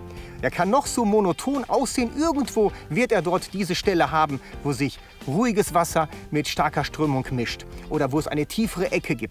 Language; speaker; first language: German; native; German